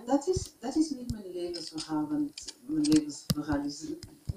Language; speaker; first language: Dutch; non-native, local second language; French